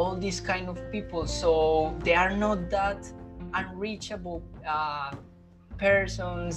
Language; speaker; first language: English; non-native, fluent; Spanish